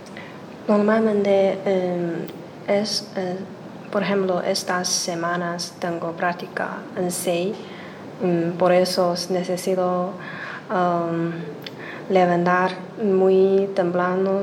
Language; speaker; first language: Spanish; non-native, learner; Chinese